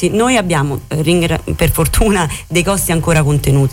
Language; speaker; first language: Italian; native; Italian